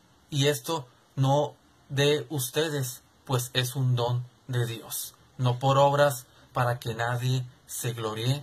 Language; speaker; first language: Spanish; native; Spanish